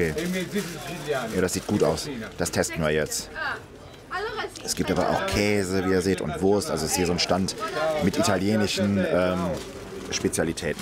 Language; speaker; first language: German; native; German